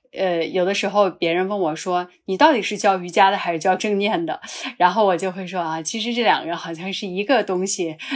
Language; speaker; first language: Chinese; native; Chinese